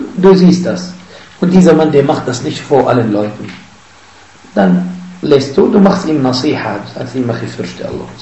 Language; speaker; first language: German; non-native, fluent; Arabic